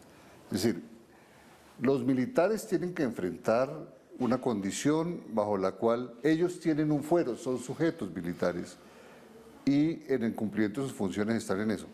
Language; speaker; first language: Spanish; native; Spanish